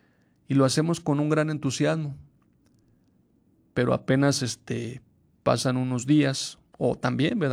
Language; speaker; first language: Spanish; native; Spanish